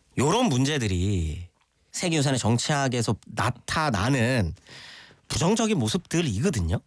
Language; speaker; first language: Korean; native; Korean